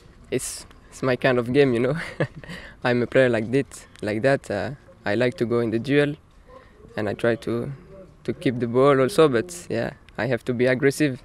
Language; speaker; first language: English; non-native, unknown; French